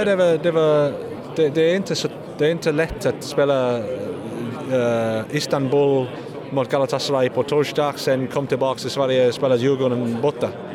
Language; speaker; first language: Swedish; non-native, learner; English